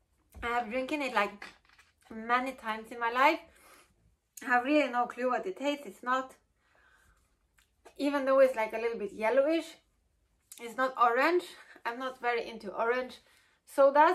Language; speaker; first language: English; non-native, fluent; Norwegian